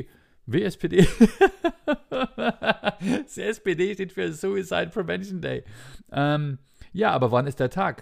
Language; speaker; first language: German; native; German